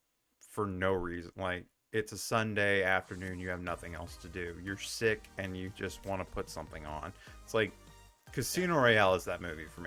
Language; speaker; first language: English; native; English